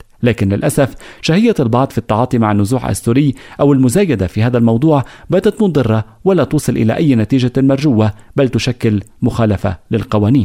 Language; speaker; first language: Arabic; native; Arabic